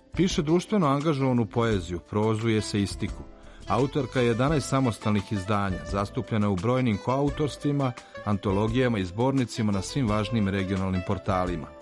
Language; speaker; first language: Serbian; native; Serbian